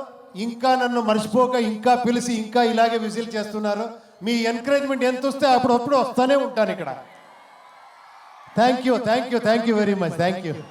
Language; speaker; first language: Telugu; non-native, fluent; Kannada